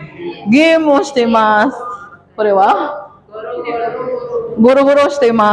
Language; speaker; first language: Japanese; non-native, fluent; Indonesian